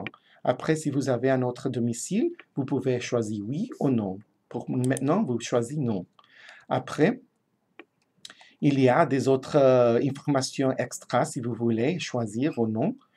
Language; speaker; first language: French; non-native, fluent; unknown